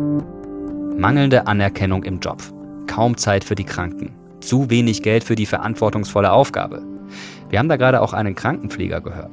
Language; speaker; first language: German; native; German